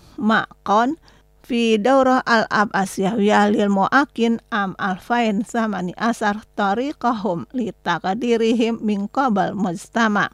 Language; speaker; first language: Arabic; non-native, fluent; Indonesian